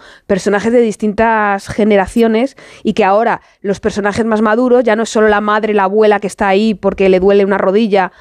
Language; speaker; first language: Spanish; native; Spanish